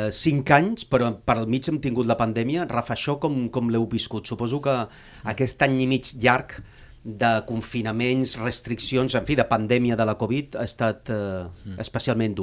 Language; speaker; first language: Catalan; native; Catalan